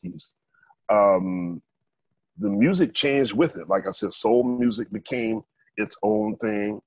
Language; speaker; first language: English; native; English